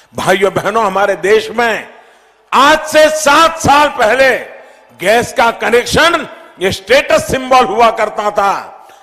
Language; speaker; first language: Hindi; non-native, local second language; Gujarati